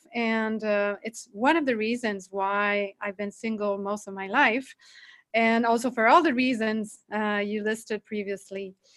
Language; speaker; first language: English; non-native, fluent; French